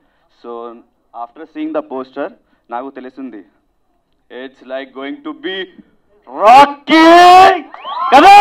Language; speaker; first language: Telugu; non-native, learner; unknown